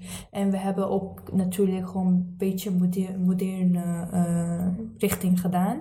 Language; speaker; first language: Dutch; early bilingual, other home language; Arabic